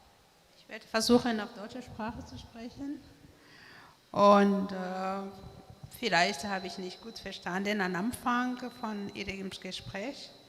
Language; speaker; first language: German; non-native, learner; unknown